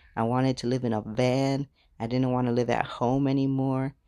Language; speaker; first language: English; native; English